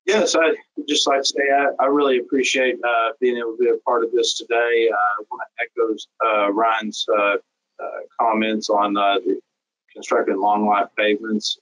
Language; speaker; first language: English; native; English